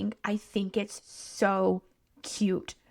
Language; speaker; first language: English; native; English